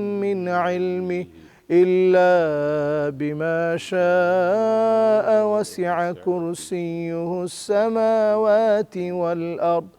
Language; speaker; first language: Arabic; non-native, fluent; Bangla